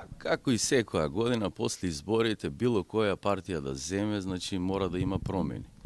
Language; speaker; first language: Macedonian; non-native, local second language; Romany